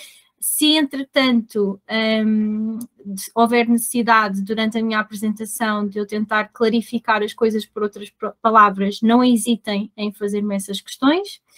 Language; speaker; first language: Portuguese; native; Portuguese